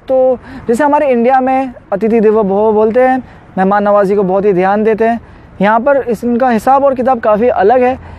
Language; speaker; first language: Hindi; native; Hindi